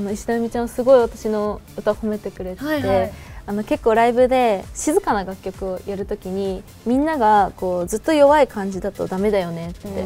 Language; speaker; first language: Japanese; native; Japanese